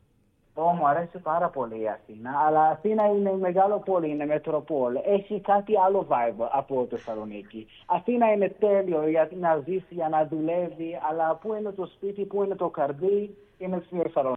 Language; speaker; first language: Greek; early bilingual, heritage; Greek